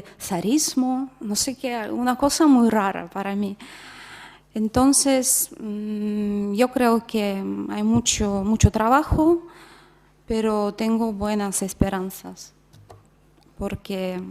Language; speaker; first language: Spanish; non-native, fluent; Russian